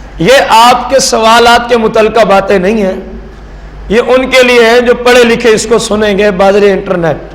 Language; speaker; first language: Urdu; non-native, local second language; Punjabi